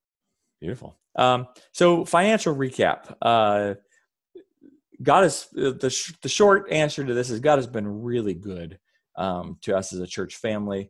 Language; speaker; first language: English; native; English